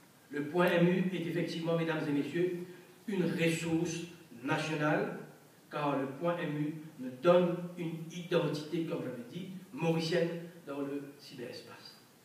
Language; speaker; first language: French; non-native, local second language; Morisyen